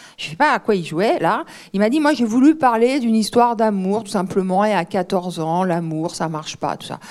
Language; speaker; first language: French; native; French